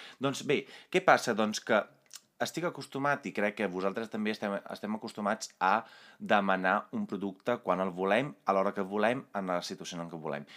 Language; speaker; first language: Catalan; non-native, fluent; Italian